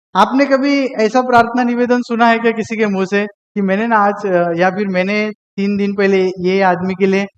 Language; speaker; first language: Hindi; non-native, local second language; Marathi